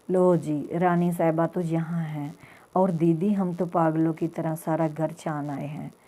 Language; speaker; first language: Hindi; non-native, local second language; Punjabi